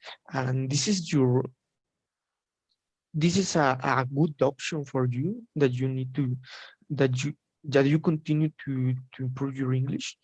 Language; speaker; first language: English; non-native, learner; Spanish